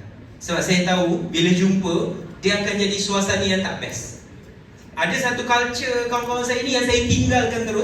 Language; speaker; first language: Malay; native; Malay